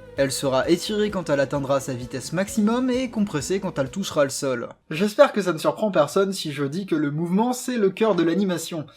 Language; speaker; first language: French; native; French